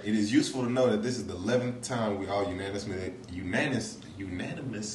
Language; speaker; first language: English; native; English